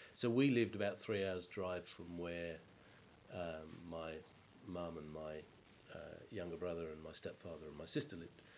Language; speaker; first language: English; native; English